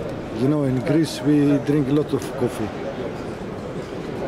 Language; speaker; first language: English; non-native, learner; Greek